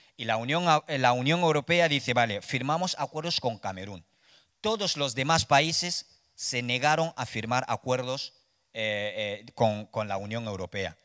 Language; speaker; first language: Spanish; non-native, fluent; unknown